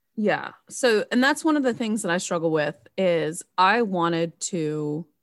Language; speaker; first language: English; native; English